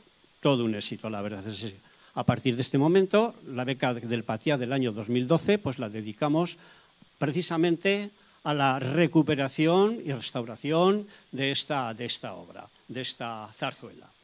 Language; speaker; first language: Spanish; native; Spanish